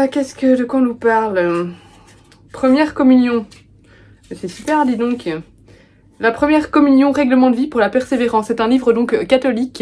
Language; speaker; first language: French; native; French